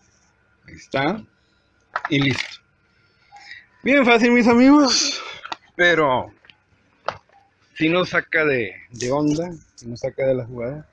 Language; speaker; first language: Spanish; native; Spanish